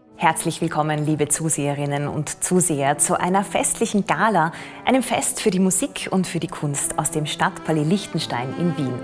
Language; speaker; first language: German; native; German